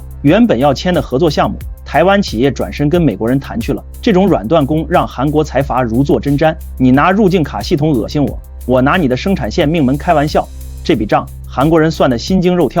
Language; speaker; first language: Chinese; native; Chinese